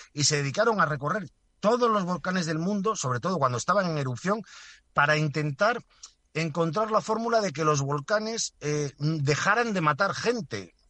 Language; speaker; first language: Spanish; native; Spanish